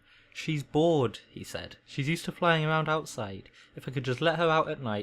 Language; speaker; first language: English; native; English